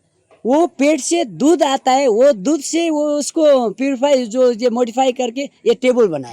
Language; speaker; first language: Hindi; non-native, learner; Nepali